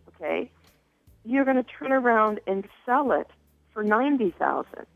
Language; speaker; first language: English; native; English